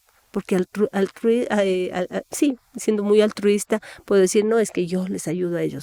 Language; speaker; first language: Spanish; native; Spanish